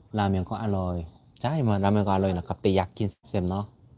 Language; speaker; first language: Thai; non-native, learner; Korean